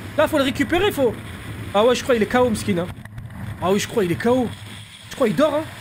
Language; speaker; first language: French; native; French